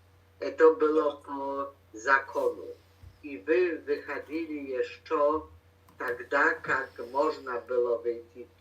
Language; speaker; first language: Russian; non-native, learner; Polish